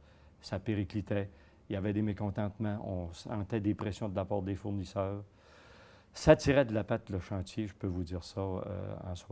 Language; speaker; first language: French; native; French